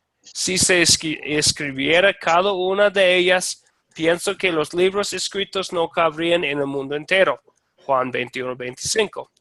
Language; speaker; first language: Spanish; non-native, fluent; English